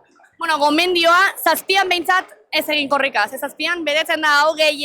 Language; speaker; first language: Basque; native; Basque